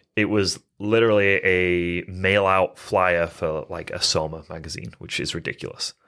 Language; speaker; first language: English; native; English